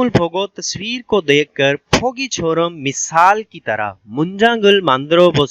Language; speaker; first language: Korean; non-native, learner; Urdu